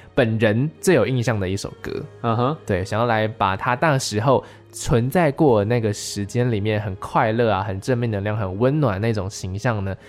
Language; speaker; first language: Chinese; native; Chinese